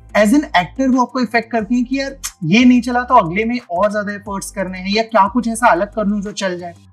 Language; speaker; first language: Hindi; native; Hindi